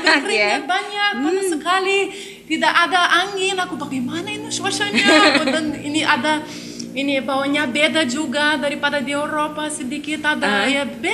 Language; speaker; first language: Indonesian; non-native, learner; Lithuanian